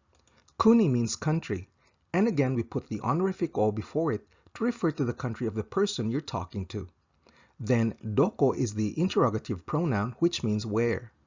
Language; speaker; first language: English; non-native, fluent; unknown